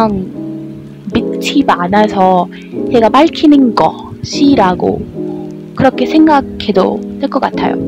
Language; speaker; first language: Korean; non-native, learner; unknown